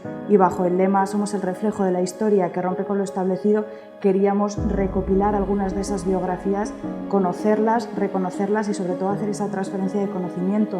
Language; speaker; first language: Spanish; native; Spanish